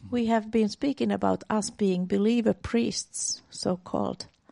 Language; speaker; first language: English; non-native, fluent; Finnish